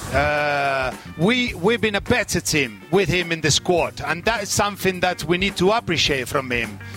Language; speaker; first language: English; non-native, fluent; Spanish